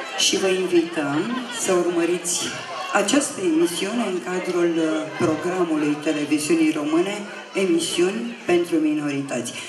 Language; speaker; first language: Romanian; non-native, local second language; Serbian